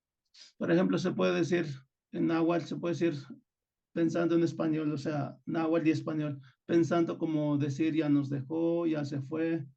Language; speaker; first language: Spanish; non-native, local second language; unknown